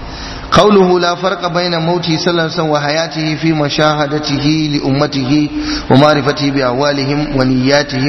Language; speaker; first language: Arabic; non-native, fluent; Hausa